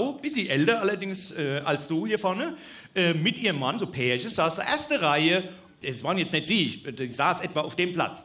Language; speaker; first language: German; native; German